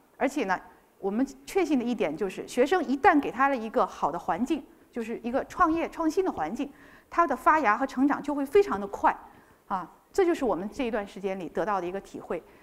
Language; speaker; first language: Chinese; native; Chinese